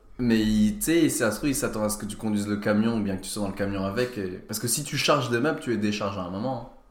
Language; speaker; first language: French; native; French